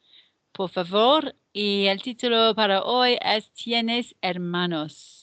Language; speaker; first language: Spanish; non-native, fluent; English